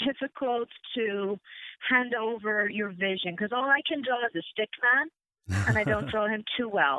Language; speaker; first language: English; native; English